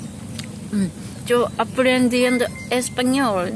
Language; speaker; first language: Spanish; non-native, learner; Japanese